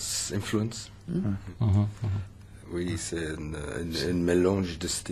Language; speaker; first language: French; non-native, learner; English